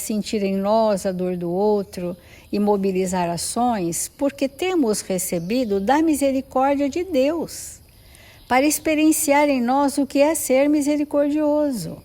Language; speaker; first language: Portuguese; native; Portuguese